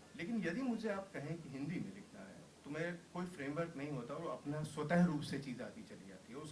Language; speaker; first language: Hindi; native; Hindi